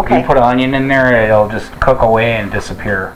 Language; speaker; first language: English; native; English